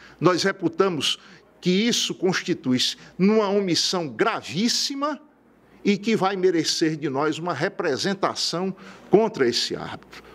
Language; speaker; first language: Portuguese; native; Portuguese